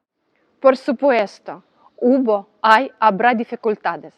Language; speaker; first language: Spanish; non-native, learner; Russian